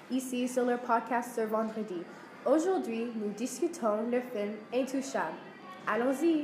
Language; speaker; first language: French; non-native, learner; English